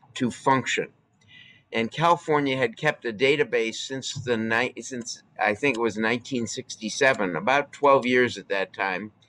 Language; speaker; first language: English; native; English